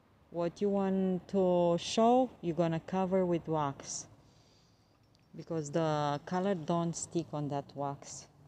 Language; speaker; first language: English; non-native, fluent; Romanian